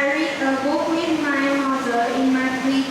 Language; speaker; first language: English; non-native, learner; Vietnamese